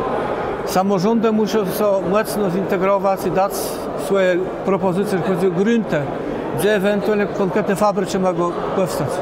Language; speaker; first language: Polish; non-native, local second language; Kashubian